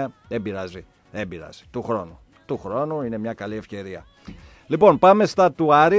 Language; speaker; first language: Greek; native; Greek